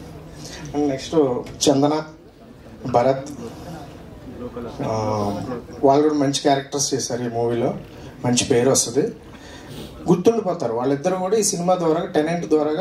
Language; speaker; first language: Telugu; native; Telugu